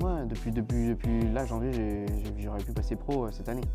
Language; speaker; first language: French; native; French